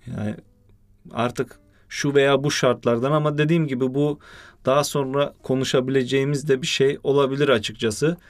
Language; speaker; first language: Turkish; early bilingual, heritage; Turkish